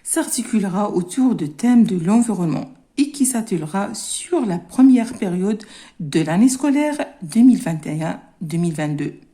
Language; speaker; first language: French; non-native, local second language; Arabic